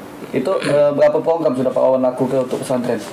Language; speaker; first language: Malay; native; Malay